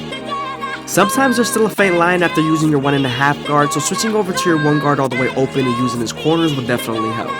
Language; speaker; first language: English; native; English